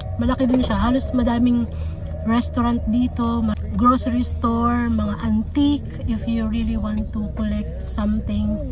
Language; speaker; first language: Filipino; non-native, local second language; Bikol